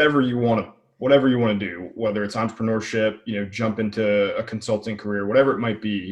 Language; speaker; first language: English; native; English